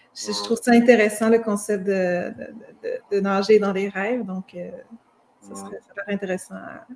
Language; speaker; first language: French; native; French